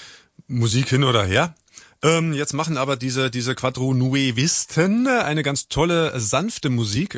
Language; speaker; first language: German; native; German